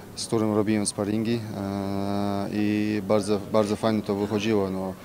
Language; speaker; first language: Polish; non-native, fluent; Russian